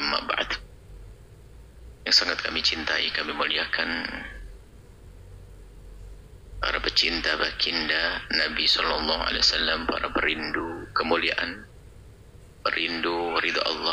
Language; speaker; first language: Indonesian; native; Indonesian